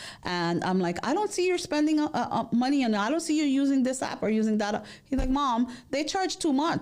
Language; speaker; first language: English; native; English